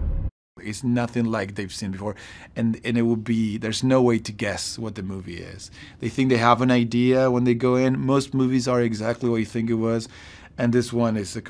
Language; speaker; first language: English; non-native, fluent; Spanish